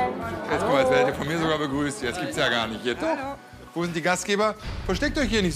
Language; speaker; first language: German; native; German